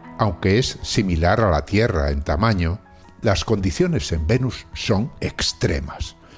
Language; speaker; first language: Spanish; native; Spanish